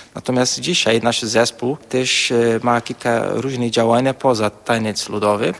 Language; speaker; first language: Polish; early bilingual, heritage; Polish